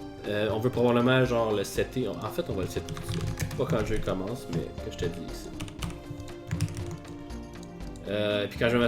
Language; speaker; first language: French; native; French